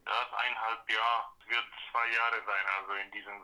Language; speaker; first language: German; non-native, fluent; Slovak